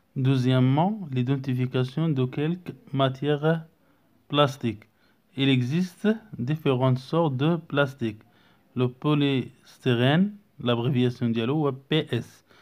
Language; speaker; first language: French; non-native, local second language; Arabic